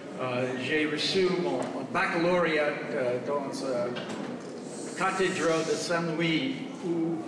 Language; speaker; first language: French; non-native, fluent; English